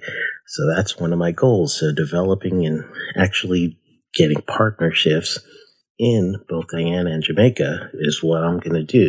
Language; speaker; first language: English; native; English